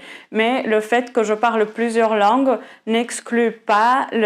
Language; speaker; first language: French; non-native, fluent; Portuguese